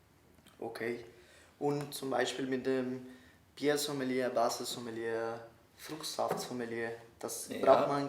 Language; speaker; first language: German; non-native, learner; Spanish